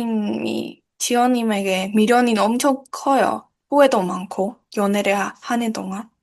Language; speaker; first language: Korean; non-native, learner; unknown